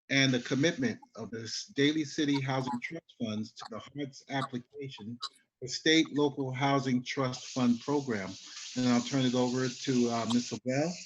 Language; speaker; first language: English; native; English